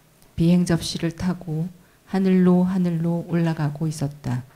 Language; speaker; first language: Korean; native; Korean